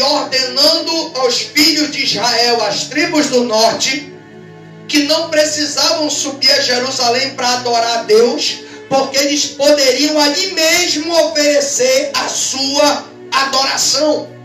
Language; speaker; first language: Portuguese; native; Portuguese